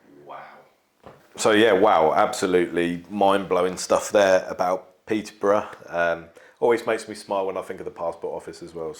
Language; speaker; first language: English; native; English